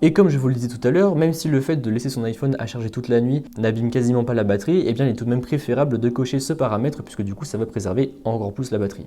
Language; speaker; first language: French; native; French